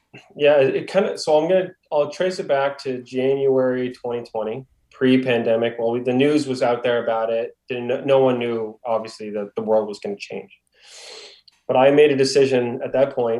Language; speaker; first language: English; native; English